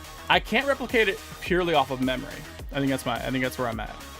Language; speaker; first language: English; native; English